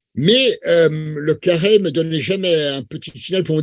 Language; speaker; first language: French; non-native, fluent; English